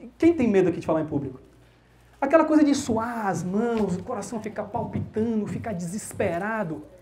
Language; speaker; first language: Portuguese; early bilingual, heritage; Portuguese